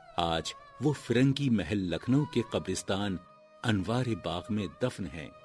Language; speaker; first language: Urdu; native; Urdu